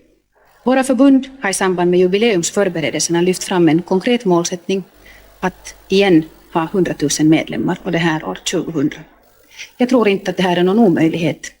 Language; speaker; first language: Swedish; native; Swedish